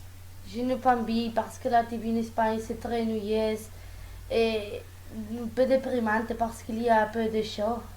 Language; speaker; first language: French; non-native, learner; Spanish